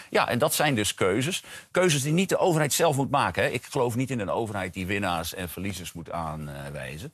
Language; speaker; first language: Dutch; native; Dutch